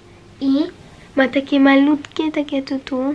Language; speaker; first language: Polish; early bilingual, heritage; Polish